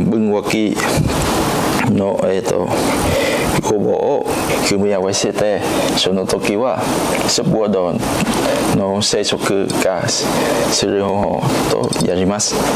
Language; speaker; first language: Japanese; non-native, learner; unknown